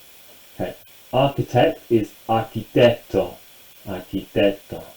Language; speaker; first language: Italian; non-native, fluent; English